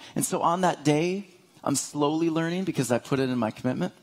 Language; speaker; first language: English; native; English